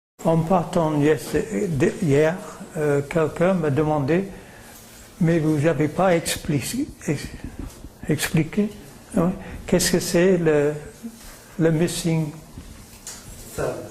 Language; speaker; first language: French; non-native, fluent; English